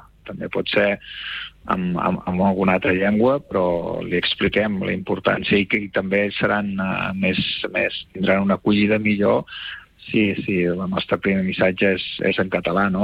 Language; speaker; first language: Catalan; native; Catalan